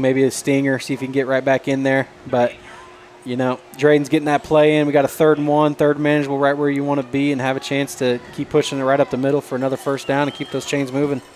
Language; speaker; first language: English; native; English